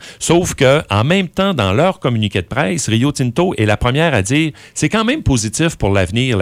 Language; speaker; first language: French; native; French